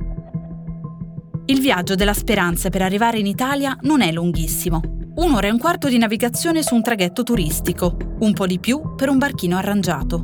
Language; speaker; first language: Italian; native; Italian